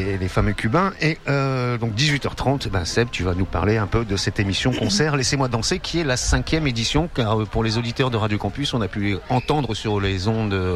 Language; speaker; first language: French; native; French